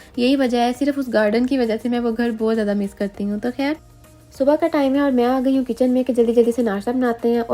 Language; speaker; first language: Urdu; native; Urdu